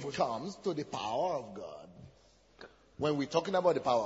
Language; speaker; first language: English; non-native, local second language; Yoruba